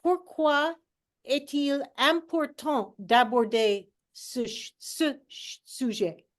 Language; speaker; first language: French; non-native, learner; English